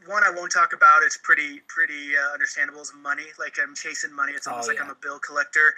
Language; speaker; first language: English; native; English